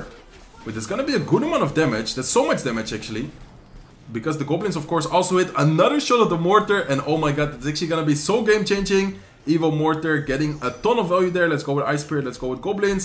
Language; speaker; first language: English; non-native, fluent; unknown